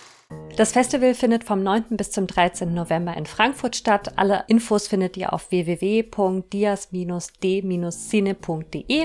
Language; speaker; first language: German; native; German